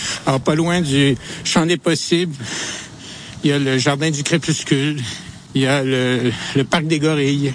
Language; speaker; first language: French; native; French